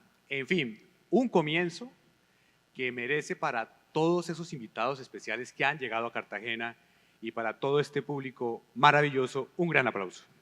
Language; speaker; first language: Spanish; native; Spanish